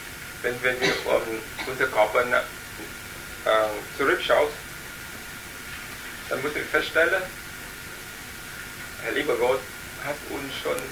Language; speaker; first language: German; non-native, learner; Vietnamese